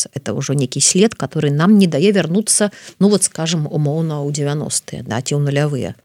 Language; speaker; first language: Belarusian; non-native, local second language; Russian